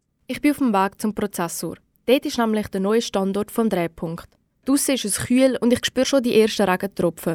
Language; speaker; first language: German; native; German